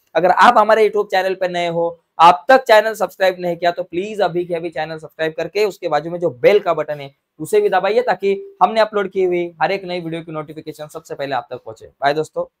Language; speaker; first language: Hindi; non-native, local second language; Marathi